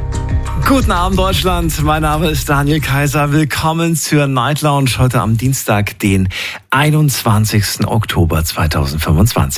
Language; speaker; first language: German; native; German